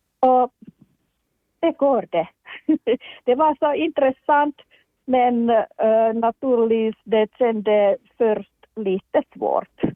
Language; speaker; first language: Swedish; non-native, local second language; Finnish